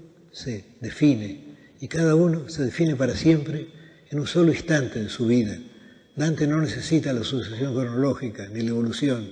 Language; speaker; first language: Spanish; native; Spanish